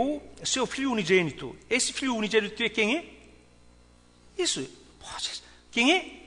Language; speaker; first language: Portuguese; non-native, fluent; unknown